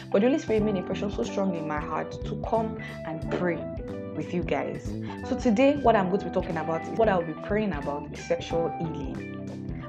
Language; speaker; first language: English; non-native, local second language; Yoruba